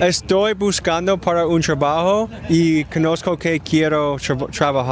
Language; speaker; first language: Spanish; non-native, learner; English